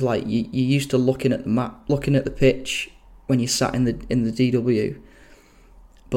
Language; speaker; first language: English; native; English